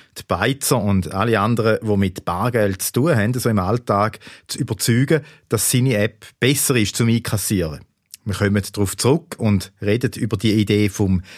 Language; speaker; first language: German; native; German